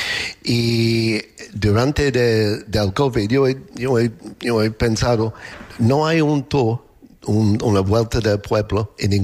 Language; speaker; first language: Spanish; non-native, learner; English